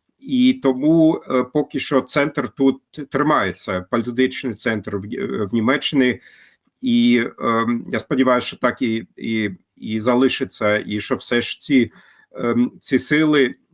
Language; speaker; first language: Ukrainian; non-native, fluent; German